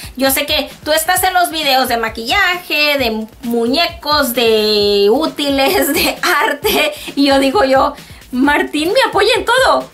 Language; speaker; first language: Spanish; native; Spanish